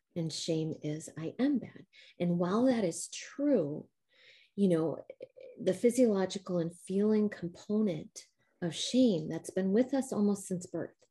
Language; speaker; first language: English; native; English